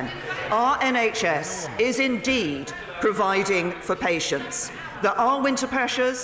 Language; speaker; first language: English; native; English